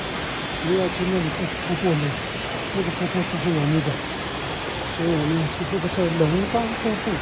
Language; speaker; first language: Chinese; non-native, fluent; Tibetan